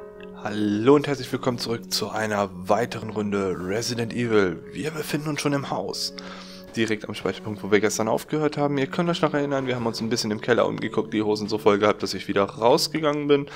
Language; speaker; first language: German; native; German